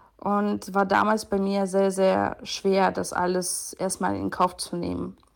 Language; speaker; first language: German; non-native, fluent; Ukrainian